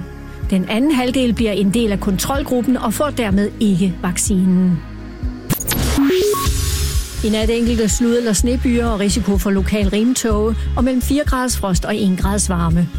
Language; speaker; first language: Danish; native; Danish